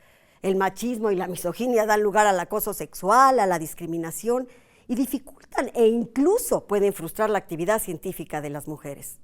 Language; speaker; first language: Spanish; native; Spanish